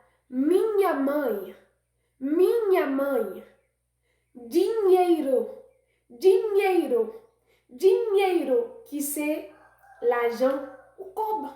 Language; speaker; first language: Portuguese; non-native, fluent; Haitian Creole